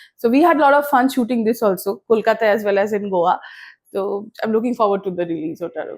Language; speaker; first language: English; early bilingual, other home language; Bangla